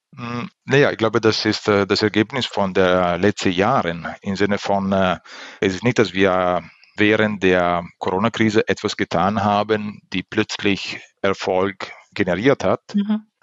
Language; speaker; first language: German; non-native, fluent; Italian